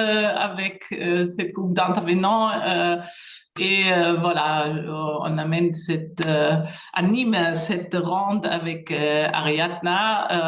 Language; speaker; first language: French; non-native, fluent; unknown